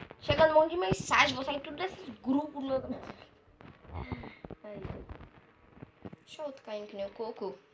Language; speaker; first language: Portuguese; native; Portuguese